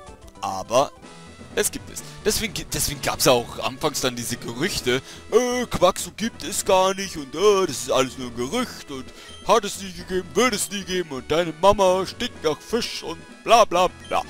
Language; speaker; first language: German; native; German